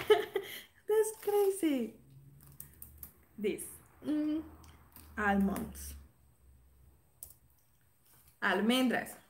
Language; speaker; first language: English; non-native, learner; Spanish